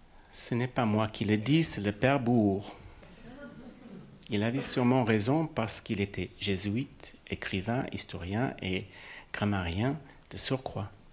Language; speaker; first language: French; non-native, fluent; English